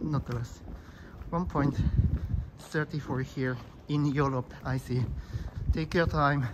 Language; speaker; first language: English; non-native, learner; Japanese